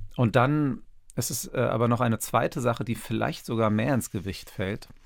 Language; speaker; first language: German; early bilingual, other home language; Turkish